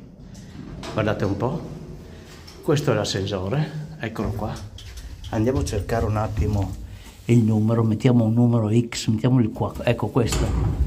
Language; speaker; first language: Italian; native; Italian